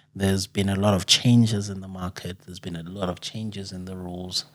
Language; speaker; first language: English; non-native, local second language; Xhosa